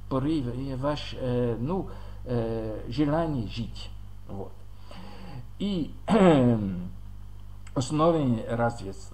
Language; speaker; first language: Russian; non-native, learner; French